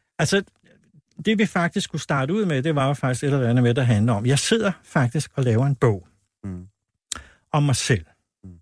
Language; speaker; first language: Danish; native; Danish